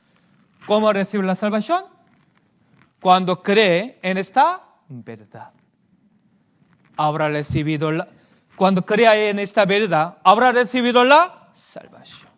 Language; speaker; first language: Spanish; non-native, fluent; Korean